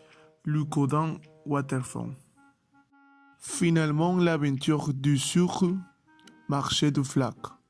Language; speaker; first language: French; non-native, learner; Spanish